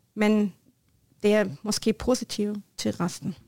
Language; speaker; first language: Norwegian; non-native, fluent; German